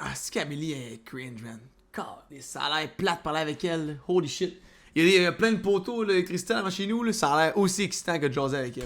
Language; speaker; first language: French; native; French